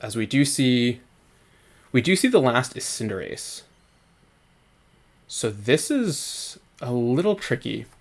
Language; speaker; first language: English; native; English